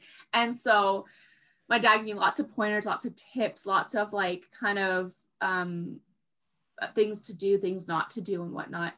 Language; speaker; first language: English; native; English